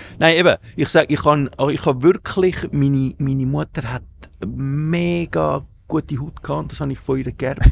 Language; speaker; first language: German; early bilingual, other home language; Spanish